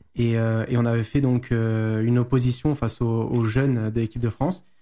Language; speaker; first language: French; native; French